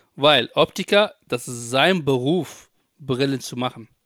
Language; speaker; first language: German; non-native, fluent; Arabic